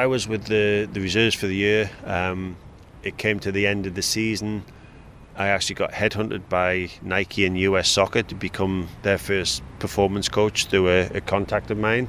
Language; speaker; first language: English; native; English